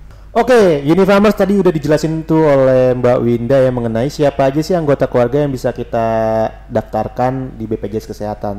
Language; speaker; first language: Indonesian; native; Indonesian